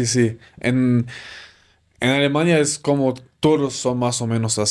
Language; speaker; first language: Spanish; non-native, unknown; German